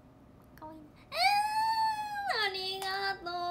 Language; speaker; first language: Japanese; native; Japanese